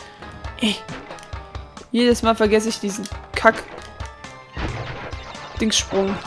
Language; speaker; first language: German; native; German